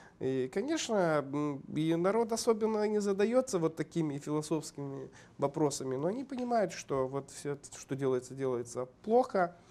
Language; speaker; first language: Russian; non-native, local second language; Romanian